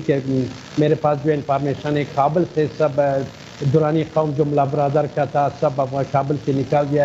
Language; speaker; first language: Hindi; non-native, fluent; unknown